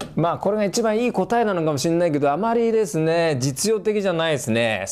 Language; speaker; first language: Japanese; native; Japanese